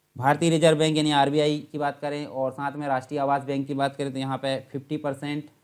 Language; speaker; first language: Hindi; native; Hindi